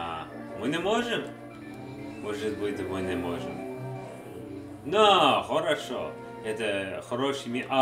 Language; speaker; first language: Russian; non-native, learner; English